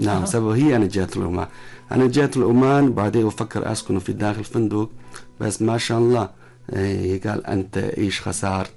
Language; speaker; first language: Arabic; non-native, learner; Chinese